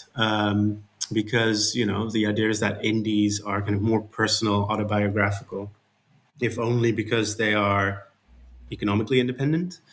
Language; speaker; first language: English; non-native, fluent; Dutch